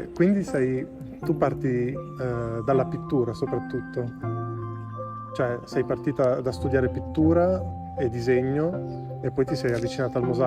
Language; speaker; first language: Italian; native; Italian